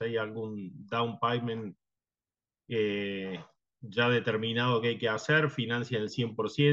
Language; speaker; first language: Spanish; native; Spanish